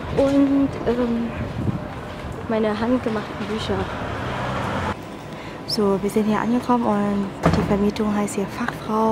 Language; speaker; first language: German; early bilingual, other home language; Vietnamese